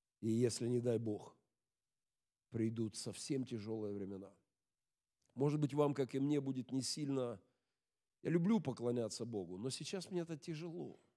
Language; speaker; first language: Russian; native; Russian